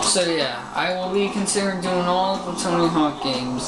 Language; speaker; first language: English; native; English